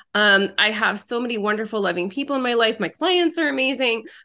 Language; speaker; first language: English; early bilingual, other home language; French